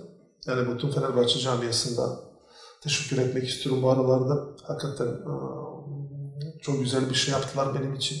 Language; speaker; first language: Turkish; non-native, fluent; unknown